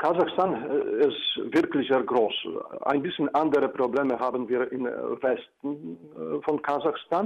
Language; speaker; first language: German; non-native, fluent; Polish